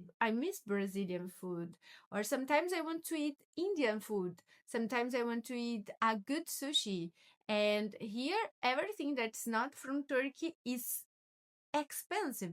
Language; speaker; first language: English; non-native, learner; Portuguese